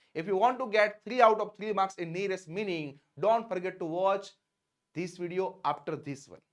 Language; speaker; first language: English; non-native, local second language; Gujarati